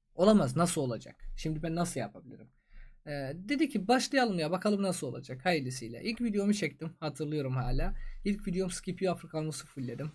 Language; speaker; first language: Turkish; non-native, fluent; Persian